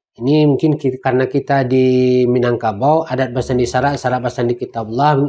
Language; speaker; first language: Malay; non-native, local second language; Minangkabau